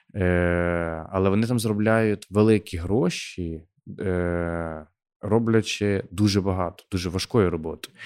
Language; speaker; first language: Ukrainian; native; Ukrainian